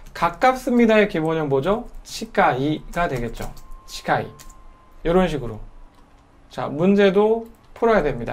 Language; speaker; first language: Korean; native; Korean